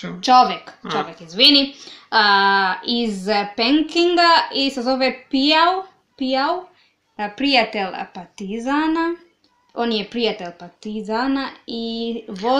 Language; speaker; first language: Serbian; non-native, learner; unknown